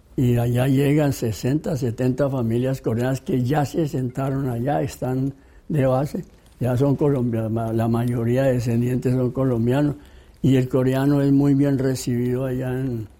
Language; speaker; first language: Spanish; native; Spanish